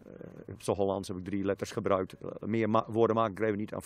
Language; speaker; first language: Dutch; native; Dutch